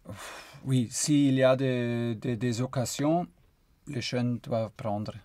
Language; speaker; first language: French; non-native, fluent; German